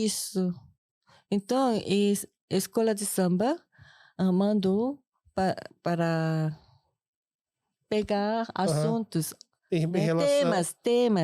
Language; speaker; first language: Portuguese; non-native, fluent; Korean